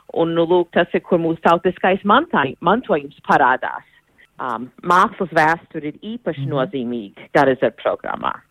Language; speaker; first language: Latvian; early bilingual, heritage; Latvian